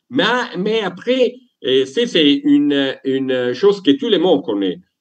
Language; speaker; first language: French; non-native, learner; Italian